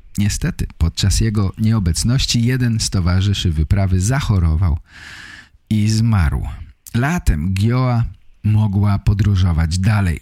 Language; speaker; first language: Polish; native; Polish